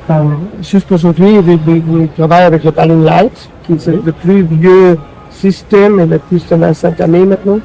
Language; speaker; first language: French; non-native, learner; German